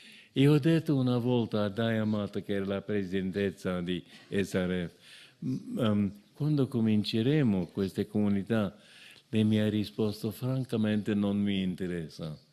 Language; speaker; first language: Italian; non-native, fluent; English